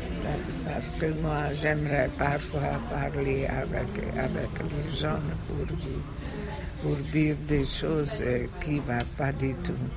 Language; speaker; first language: French; non-native, fluent; Hungarian